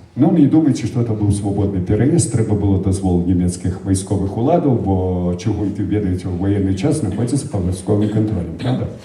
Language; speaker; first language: Belarusian; native; Belarusian